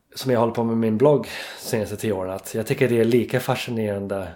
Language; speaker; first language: Swedish; non-native, fluent; English